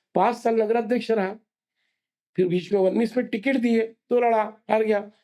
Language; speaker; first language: Hindi; non-native, local second language; Marathi